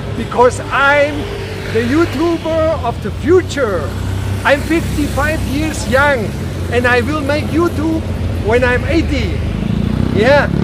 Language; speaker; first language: English; non-native, fluent; German